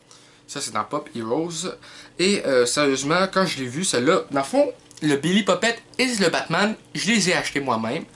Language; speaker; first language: French; native; French